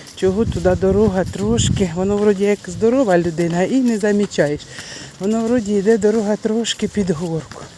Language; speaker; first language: Ukrainian; native; Ukrainian